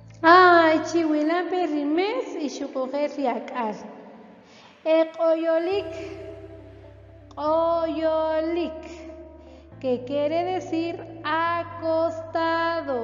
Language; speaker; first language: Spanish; non-native, local second language; Kaqchikel